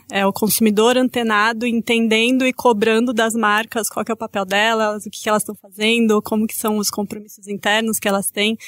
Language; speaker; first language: Portuguese; native; Portuguese